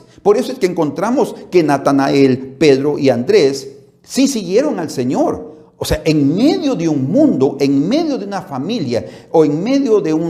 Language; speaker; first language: Spanish; native; Spanish